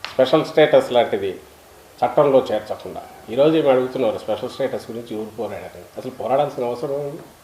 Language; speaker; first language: Telugu; native; Telugu